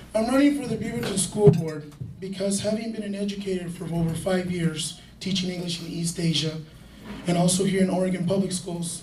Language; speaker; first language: English; early bilingual, other home language; Spanish